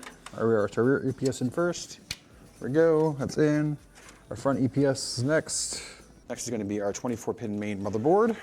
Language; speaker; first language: English; native; English